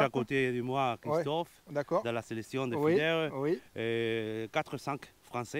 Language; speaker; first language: French; non-native, learner; Spanish